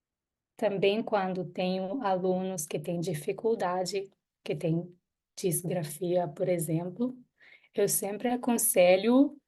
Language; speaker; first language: Portuguese; non-native, fluent; Hebrew